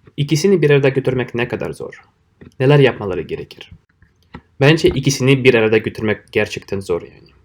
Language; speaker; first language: Turkish; non-native, fluent; Russian